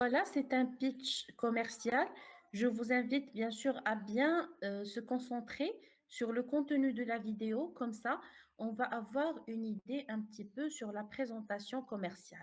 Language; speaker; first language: French; non-native, fluent; Arabic